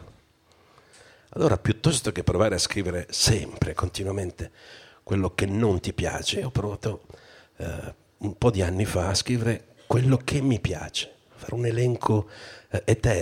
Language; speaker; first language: Italian; native; Italian